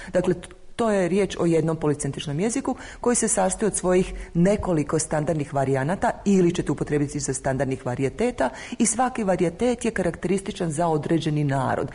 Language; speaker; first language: Croatian; native; Croatian